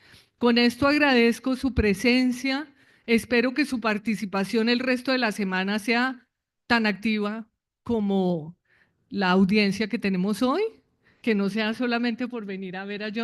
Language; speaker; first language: Spanish; native; Spanish